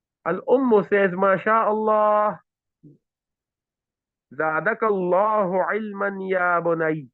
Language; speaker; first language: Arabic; non-native, fluent; Hindi